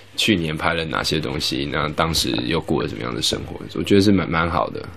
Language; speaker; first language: Chinese; native; Chinese